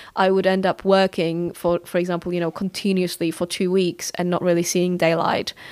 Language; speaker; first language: English; non-native, fluent; Polish